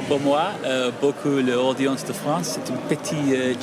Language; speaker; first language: French; non-native, learner; English